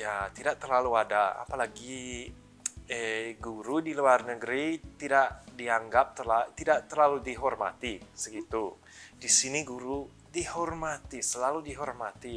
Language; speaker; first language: Indonesian; early bilingual, other home language; English